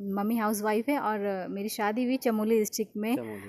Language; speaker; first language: Hindi; native; Hindi